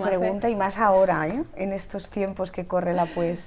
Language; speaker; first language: Spanish; native; Spanish